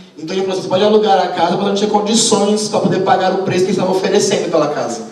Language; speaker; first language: Portuguese; native; Portuguese